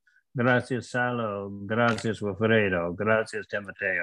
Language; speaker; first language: Spanish; non-native, learner; English